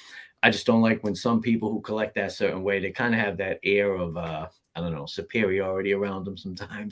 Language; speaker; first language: English; native; English